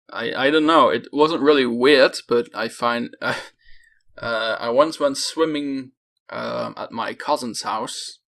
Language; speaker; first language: English; non-native, fluent; Dutch